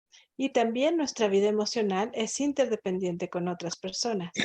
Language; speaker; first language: Spanish; native; Spanish